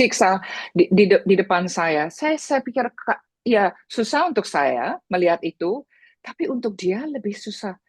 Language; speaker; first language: Indonesian; early bilingual, heritage; Indonesian